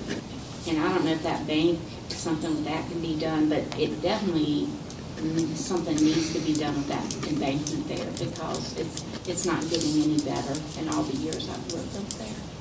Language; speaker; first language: English; native; English